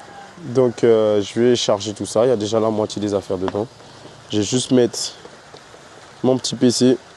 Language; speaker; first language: French; native; French